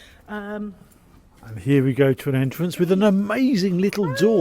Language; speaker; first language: English; native; English